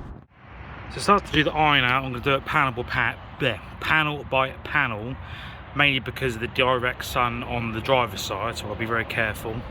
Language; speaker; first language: English; native; English